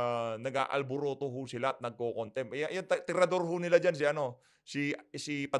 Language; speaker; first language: Filipino; native; Filipino